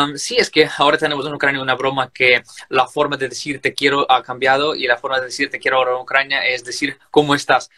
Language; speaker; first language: Spanish; non-native, fluent; Ukrainian